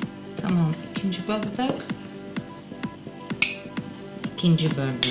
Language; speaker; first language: Turkish; non-native, learner; Russian